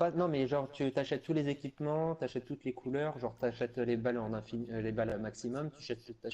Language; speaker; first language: French; native; French